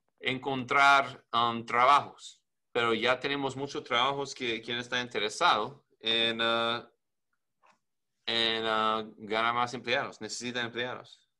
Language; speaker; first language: Spanish; non-native, learner; English